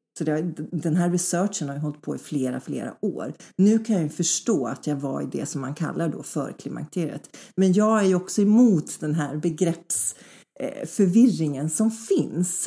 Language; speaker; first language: Swedish; early bilingual, other home language; Polish